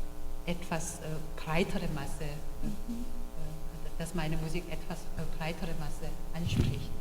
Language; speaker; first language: German; non-native, fluent; Korean